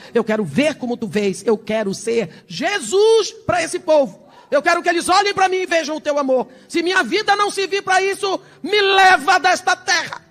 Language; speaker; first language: Portuguese; early bilingual, other home language; English